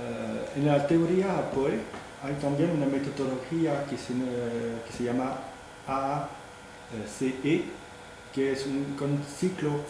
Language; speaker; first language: Spanish; non-native, fluent; French